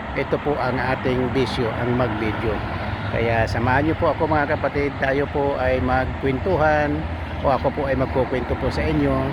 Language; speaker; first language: Filipino; non-native, local second language; Cebuano